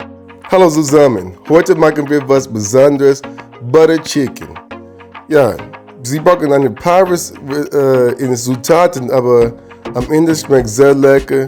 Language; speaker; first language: German; non-native, learner; English